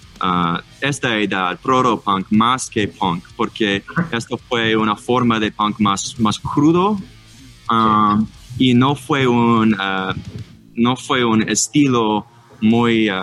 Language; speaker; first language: Spanish; non-native, learner; English